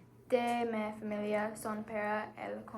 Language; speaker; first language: Spanish; non-native, learner; English